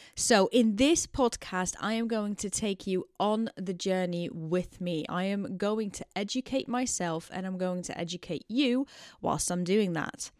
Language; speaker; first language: English; non-native, fluent; Dutch